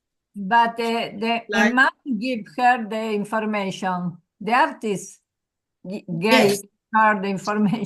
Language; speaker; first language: English; non-native, learner; Spanish